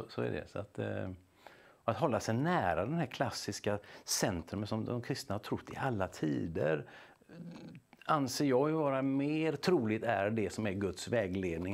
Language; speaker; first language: Swedish; native; Swedish